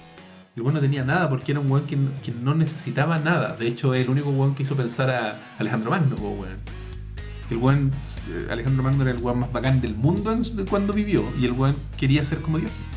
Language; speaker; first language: Spanish; native; Spanish